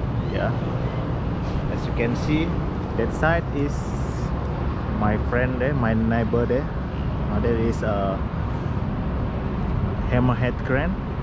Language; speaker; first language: English; non-native, local second language; Malay